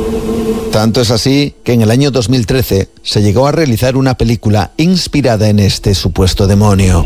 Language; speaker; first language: Spanish; native; Spanish